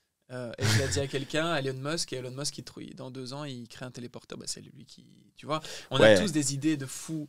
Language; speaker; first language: French; native; French